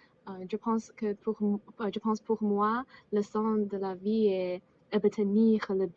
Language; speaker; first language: French; non-native, learner; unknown